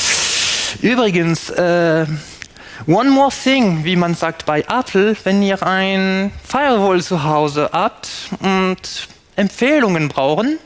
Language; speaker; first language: German; non-native, fluent; French